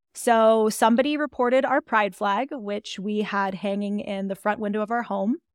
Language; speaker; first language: English; native; English